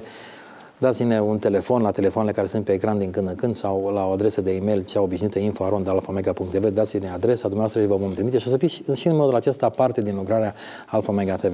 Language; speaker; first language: Romanian; native; Romanian